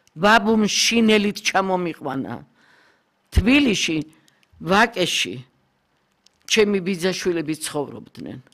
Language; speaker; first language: Georgian; non-native, local second language; Kurdish